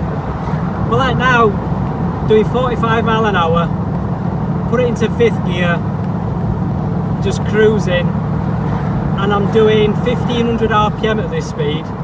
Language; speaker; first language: English; native; English